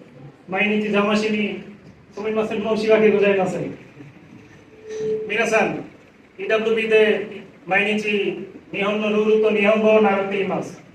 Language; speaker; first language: Japanese; non-native, learner; Bangla